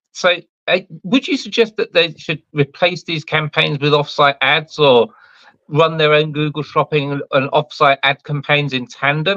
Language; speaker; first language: English; native; English